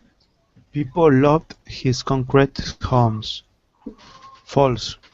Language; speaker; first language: English; non-native, learner; Spanish